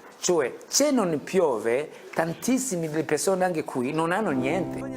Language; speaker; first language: Italian; non-native, fluent; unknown